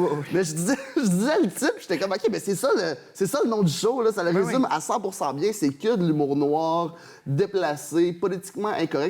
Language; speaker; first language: French; native; French